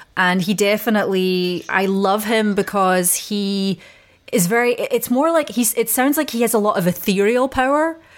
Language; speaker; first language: English; native; English